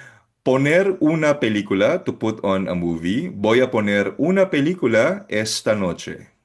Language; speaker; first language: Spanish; non-native, fluent; Filipino